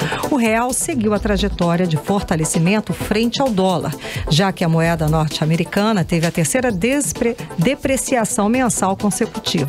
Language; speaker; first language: Portuguese; native; Portuguese